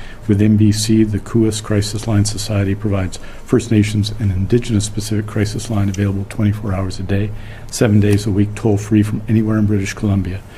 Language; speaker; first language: English; native; English